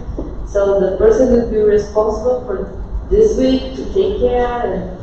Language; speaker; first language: English; non-native, fluent; Portuguese